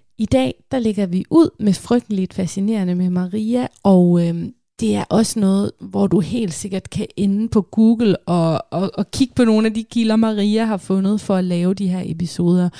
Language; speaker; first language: Danish; native; Danish